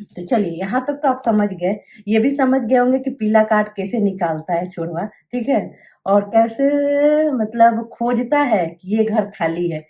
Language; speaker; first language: Hindi; native; Hindi